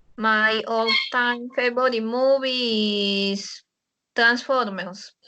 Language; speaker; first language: English; non-native, learner; Spanish